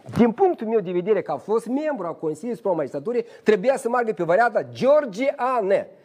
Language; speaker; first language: Romanian; native; Romanian